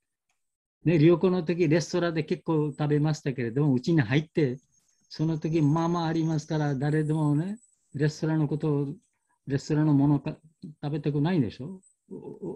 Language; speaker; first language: Japanese; non-native, learner; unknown